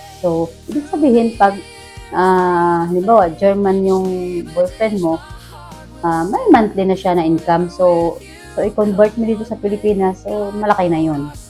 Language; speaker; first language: Filipino; native; Filipino